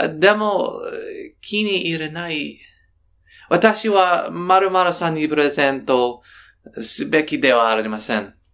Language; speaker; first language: Japanese; non-native, learner; English